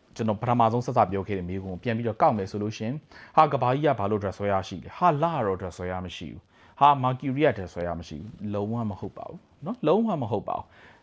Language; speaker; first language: Burmese; native; Burmese